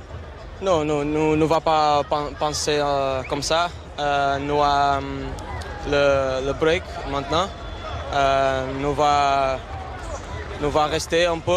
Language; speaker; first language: French; non-native, learner; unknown